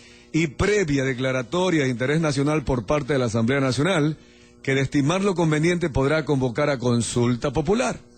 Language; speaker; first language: Spanish; native; Spanish